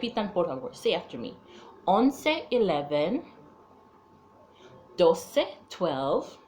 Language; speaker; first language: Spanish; non-native, fluent; English